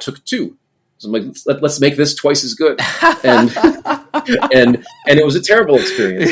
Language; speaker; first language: English; native; English